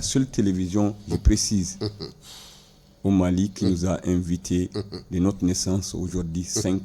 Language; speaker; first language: French; non-native, local second language; Bambara